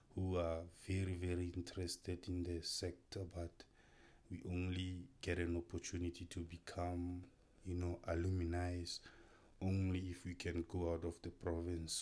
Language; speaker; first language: English; non-native, local second language; Tswana